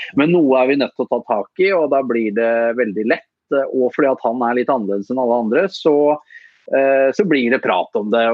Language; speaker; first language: Norwegian; native; Norwegian